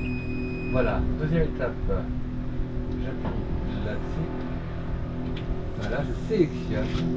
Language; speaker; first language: French; native; French